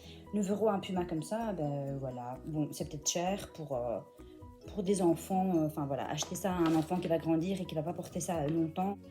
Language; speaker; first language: French; native; French